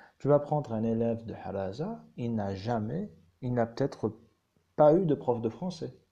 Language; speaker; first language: French; non-native, local second language; Arabic